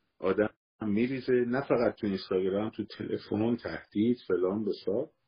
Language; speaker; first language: Persian; native; Persian